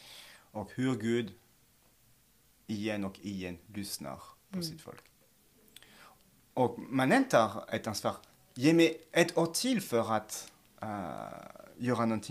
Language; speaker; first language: Swedish; non-native, fluent; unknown